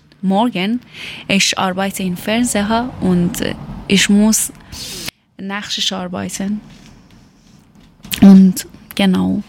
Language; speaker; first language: German; non-native, learner; Persian